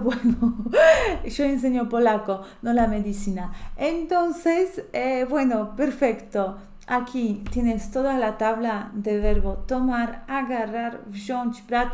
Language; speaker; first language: Spanish; non-native, fluent; Polish